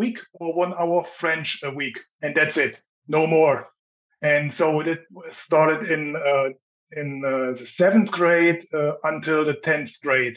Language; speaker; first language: English; non-native, fluent; German